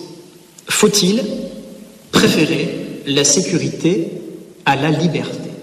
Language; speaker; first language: French; native; French